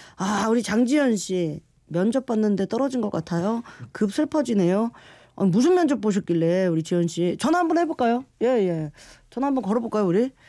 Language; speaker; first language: Korean; native; Korean